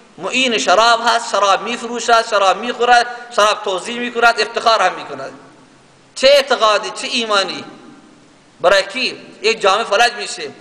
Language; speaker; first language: Persian; non-native, local second language; Baluchi